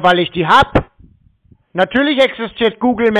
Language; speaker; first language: German; native; German